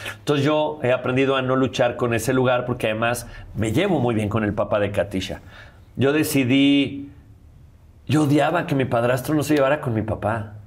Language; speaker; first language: Spanish; native; Spanish